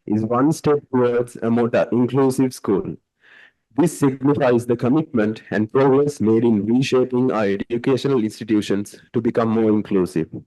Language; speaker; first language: English; non-native, local second language; Sinhala